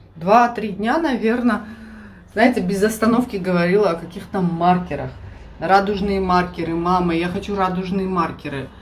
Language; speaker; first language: Russian; native; Russian